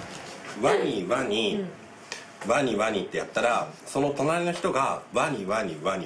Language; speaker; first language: Japanese; native; Japanese